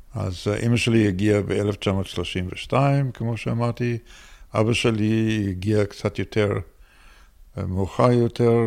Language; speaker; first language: Hebrew; non-native, fluent; English